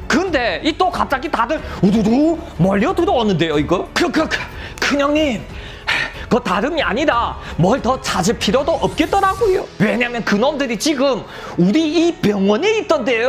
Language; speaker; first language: Korean; native; Korean